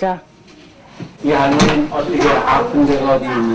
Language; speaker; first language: Korean; native; Korean